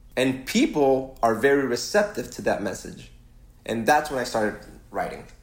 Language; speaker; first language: English; early bilingual, other home language; Spanish